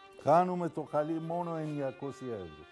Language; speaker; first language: Greek; non-native, learner; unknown